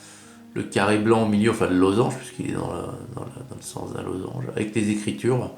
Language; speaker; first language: French; native; French